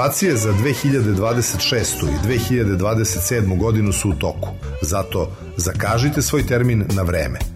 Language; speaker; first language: Serbian; native; Serbian